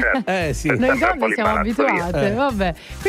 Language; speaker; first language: Italian; native; Italian